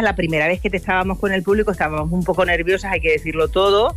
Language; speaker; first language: Spanish; native; Spanish